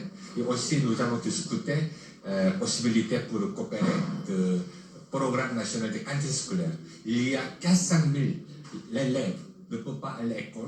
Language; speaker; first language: French; non-native, learner; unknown